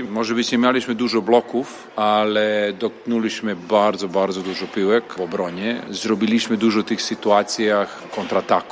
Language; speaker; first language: Polish; non-native, fluent; Serbian